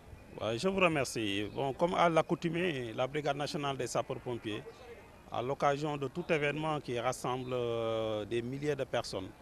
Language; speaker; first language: French; non-native, local second language; Wolof